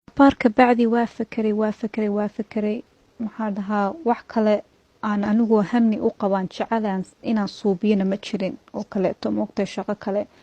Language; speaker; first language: Somali; early bilingual, heritage; Somali